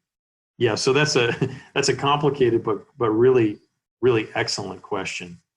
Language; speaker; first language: English; native; English